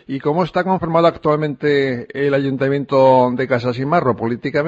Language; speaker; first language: Spanish; native; Spanish